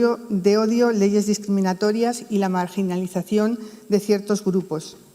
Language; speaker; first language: Spanish; native; Spanish